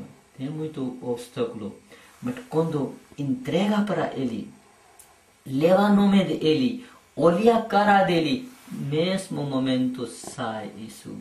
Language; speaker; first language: Portuguese; non-native, learner; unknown